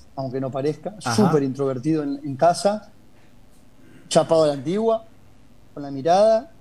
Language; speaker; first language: Spanish; native; Spanish